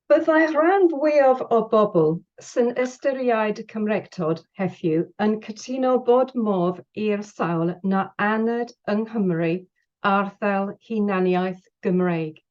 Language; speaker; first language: Welsh; non-native, learner; English